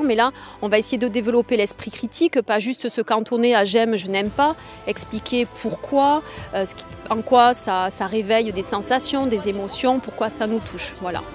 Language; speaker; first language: French; native; French